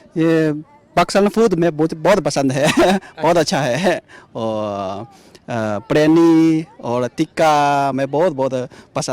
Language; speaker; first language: Hindi; non-native, learner; Chinese